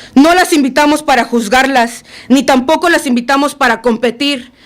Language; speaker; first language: Spanish; early bilingual, other home language; English